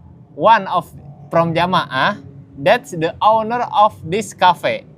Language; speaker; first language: English; non-native, learner; Indonesian